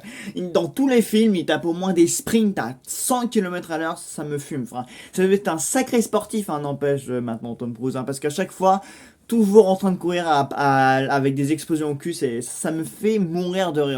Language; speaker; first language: French; native; French